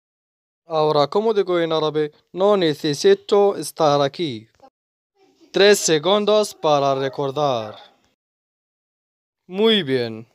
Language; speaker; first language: Spanish; non-native, fluent; Arabic